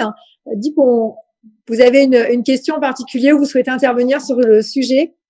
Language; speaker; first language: French; native; French